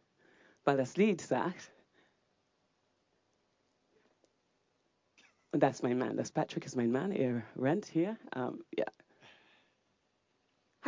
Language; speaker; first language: German; non-native, fluent; English